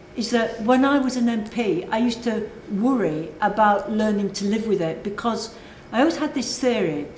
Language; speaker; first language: English; native; English